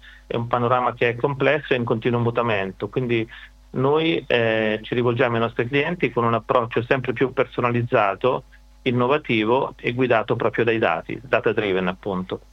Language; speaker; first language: Italian; native; Italian